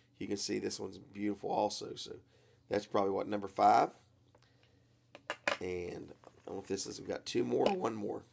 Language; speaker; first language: English; native; English